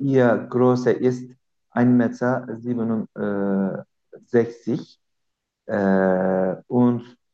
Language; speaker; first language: German; non-native, learner; Turkish